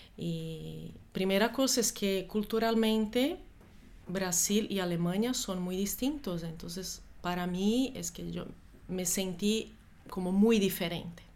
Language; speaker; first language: Spanish; non-native, fluent; Portuguese